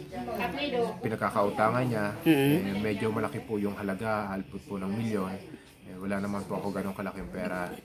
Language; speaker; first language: Filipino; native; Filipino